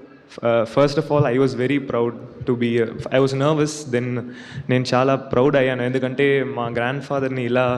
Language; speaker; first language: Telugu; non-native, learner; Tamil